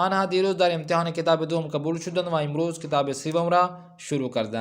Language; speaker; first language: Persian; non-native, fluent; Urdu